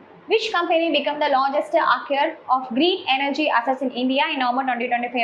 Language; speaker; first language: English; non-native, local second language; Tamil